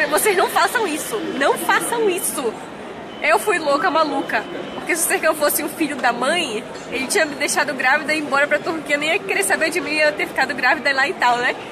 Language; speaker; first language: Portuguese; native; Portuguese